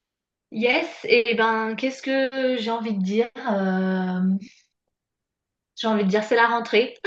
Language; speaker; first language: French; native; French